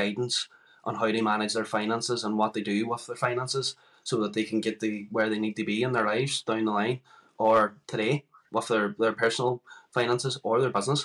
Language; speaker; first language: English; native; English